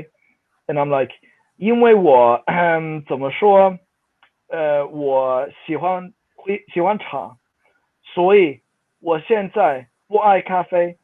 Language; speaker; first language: Chinese; non-native, fluent; Swedish